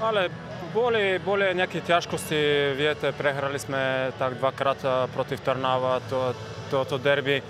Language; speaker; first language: Slovak; non-native, learner; Bulgarian